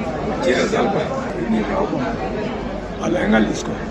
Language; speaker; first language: Telugu; native; Telugu